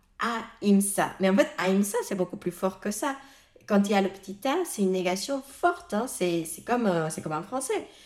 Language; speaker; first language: French; native; French